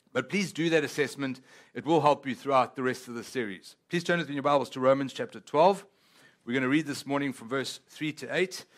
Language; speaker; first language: English; non-native, local second language; Italian